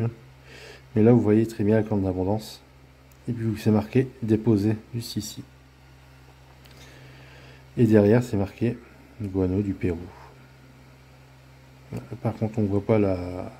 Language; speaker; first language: French; native; French